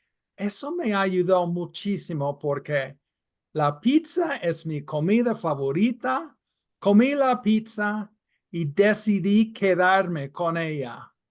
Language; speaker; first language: Spanish; non-native, fluent; English